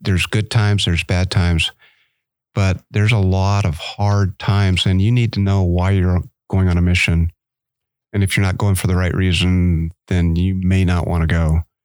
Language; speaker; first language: English; native; English